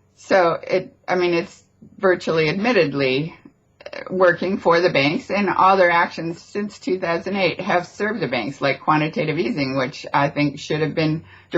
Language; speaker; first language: English; native; English